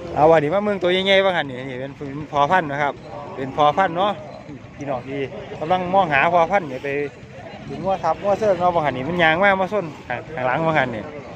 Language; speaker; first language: Thai; native; Thai